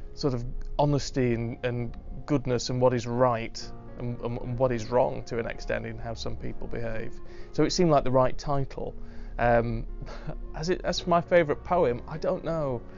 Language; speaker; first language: English; native; English